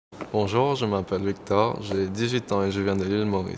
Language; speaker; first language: French; non-native, local second language; Morisyen